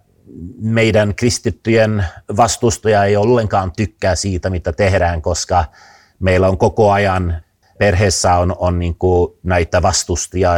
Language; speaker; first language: Finnish; non-native, fluent; Swedish